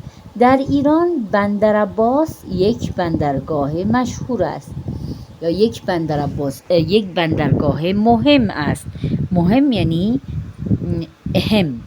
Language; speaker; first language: Persian; non-native, fluent; Urdu